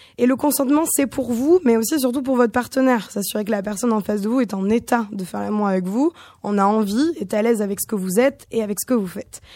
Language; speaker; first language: French; native; French